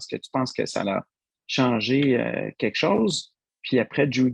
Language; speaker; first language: French; native; French